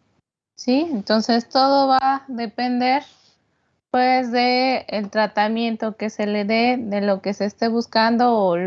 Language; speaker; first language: Spanish; native; Spanish